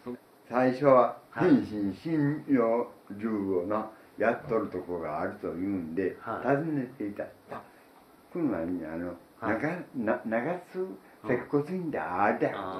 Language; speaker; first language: Japanese; native; Japanese